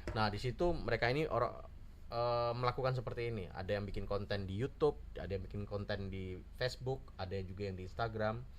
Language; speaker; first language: Indonesian; native; Indonesian